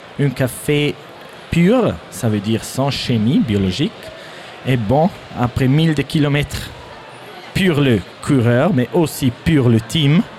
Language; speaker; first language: French; non-native, fluent; German